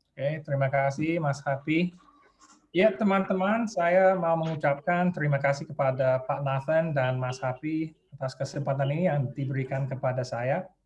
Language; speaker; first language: Indonesian; non-native, fluent; English